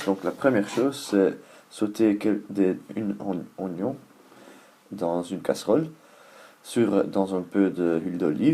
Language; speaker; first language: French; non-native, learner; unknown